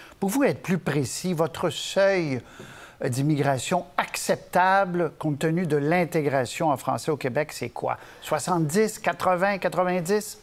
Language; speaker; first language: French; native; French